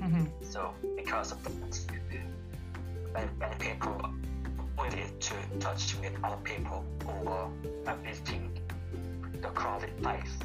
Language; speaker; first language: English; non-native, learner; Korean